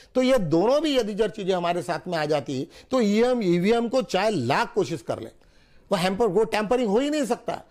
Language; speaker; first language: Hindi; non-native, local second language; Marathi